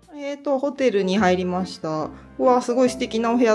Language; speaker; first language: Japanese; native; Japanese